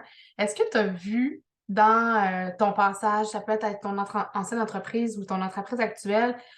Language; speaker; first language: French; native; French